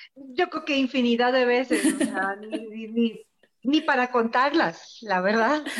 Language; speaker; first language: Spanish; native; Spanish